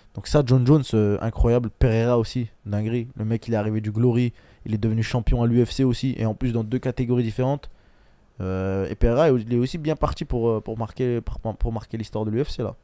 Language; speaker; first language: French; early bilingual, other home language; Chechen